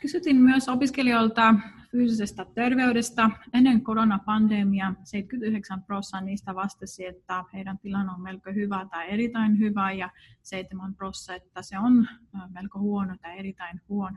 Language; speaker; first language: Finnish; non-native, fluent; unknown